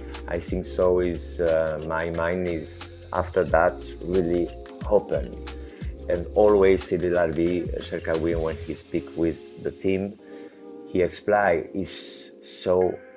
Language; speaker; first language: English; non-native, learner; French